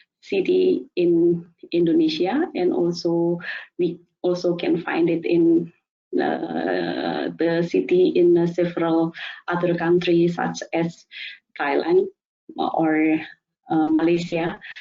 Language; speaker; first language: English; non-native, fluent; Indonesian